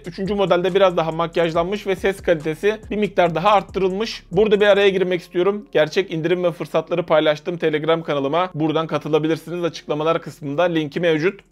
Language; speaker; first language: Turkish; native; Turkish